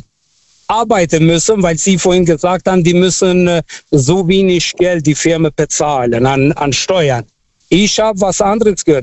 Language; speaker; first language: German; non-native, local second language; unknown